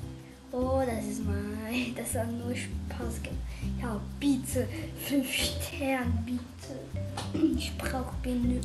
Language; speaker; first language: German; non-native, learner; Portuguese